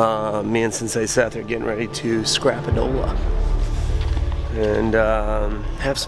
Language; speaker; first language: English; native; English